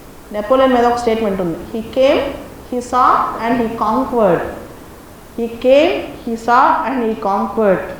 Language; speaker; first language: English; non-native, local second language; Telugu